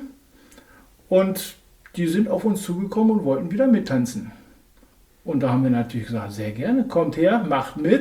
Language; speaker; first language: German; native; German